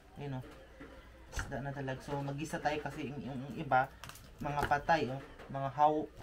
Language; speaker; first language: Filipino; non-native, local second language; Cebuano